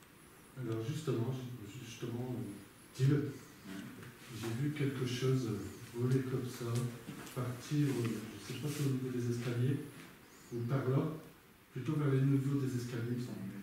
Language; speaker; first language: French; native; French